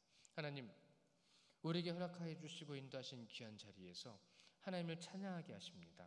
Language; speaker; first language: Korean; native; Korean